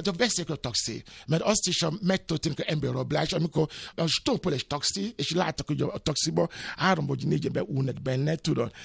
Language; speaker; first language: Hungarian; non-native, fluent; Yoruba